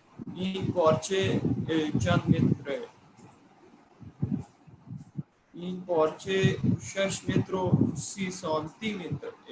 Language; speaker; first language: Persian; non-native, learner; Urdu